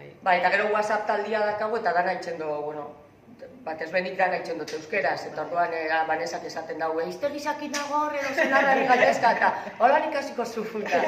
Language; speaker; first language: Basque; non-native, local second language; Spanish